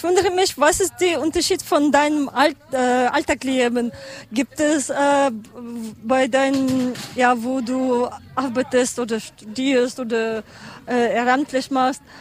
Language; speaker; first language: German; non-native, learner; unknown